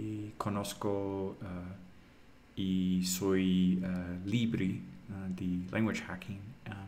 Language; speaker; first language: Italian; non-native, learner; English